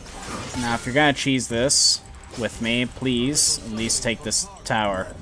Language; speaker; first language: English; native; English